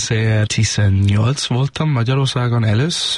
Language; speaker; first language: Hungarian; non-native, learner; Danish